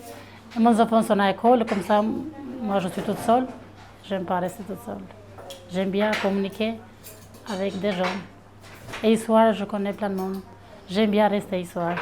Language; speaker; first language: French; non-native, learner; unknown